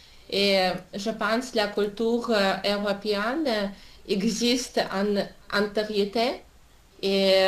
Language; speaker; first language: French; non-native, learner; Russian